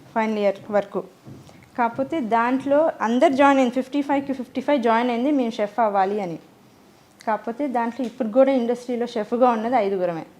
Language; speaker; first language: Telugu; native; Telugu